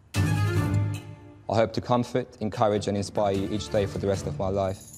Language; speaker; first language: English; non-native, fluent; Polish